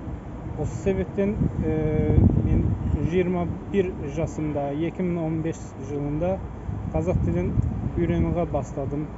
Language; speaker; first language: Kazakh; non-native, fluent; Azerbaijani